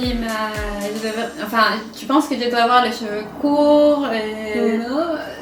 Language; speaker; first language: French; non-native, fluent; Spanish